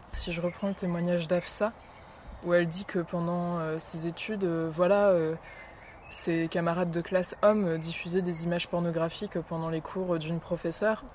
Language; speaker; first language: French; native; French